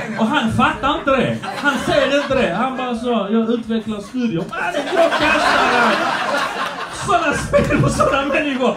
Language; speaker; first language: Swedish; early bilingual, other home language; Polish